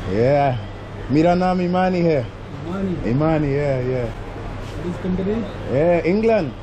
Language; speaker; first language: English; native; English